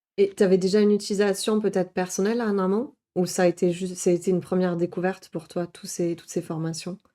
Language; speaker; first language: French; native; French